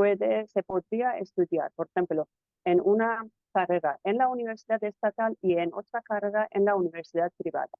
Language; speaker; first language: Spanish; non-native, fluent; Persian